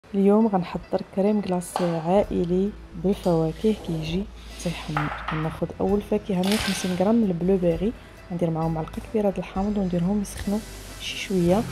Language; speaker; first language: Arabic; native; Arabic